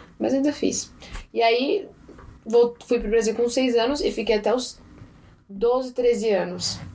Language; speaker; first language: Portuguese; early bilingual, heritage; Portuguese